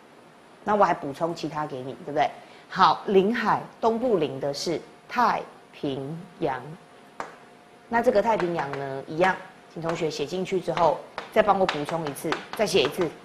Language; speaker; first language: Chinese; native; Chinese